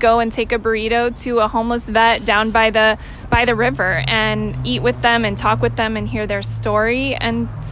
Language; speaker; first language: English; native; English